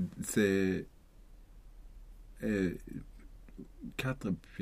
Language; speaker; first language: French; non-native, learner; Swedish